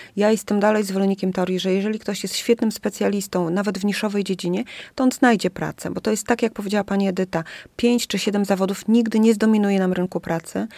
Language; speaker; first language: Polish; native; Polish